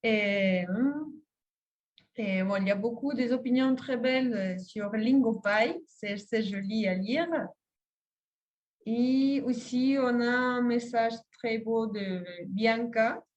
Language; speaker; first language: French; non-native, fluent; Spanish